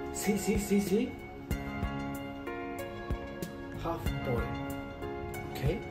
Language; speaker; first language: English; non-native, learner; Japanese